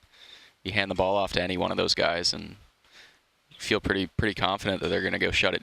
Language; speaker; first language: English; native; English